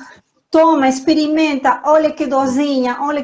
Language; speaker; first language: Portuguese; non-native, fluent; Spanish